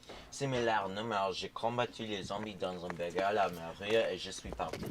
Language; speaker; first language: French; non-native, learner; English